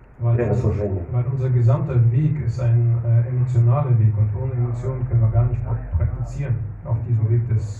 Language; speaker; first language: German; non-native, fluent; Russian